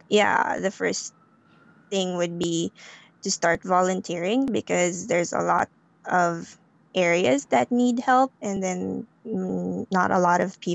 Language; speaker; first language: English; non-native, local second language; Filipino